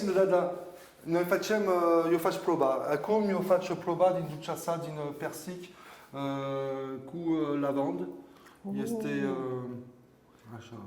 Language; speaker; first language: Romanian; non-native, learner; French